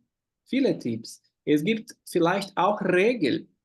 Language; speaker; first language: German; non-native, fluent; Portuguese